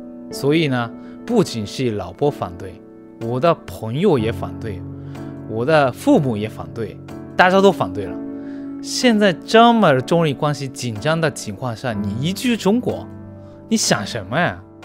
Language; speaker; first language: Chinese; non-native, fluent; Japanese